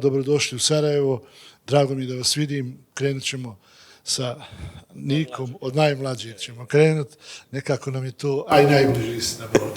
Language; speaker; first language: Bosnian; native; Bosnian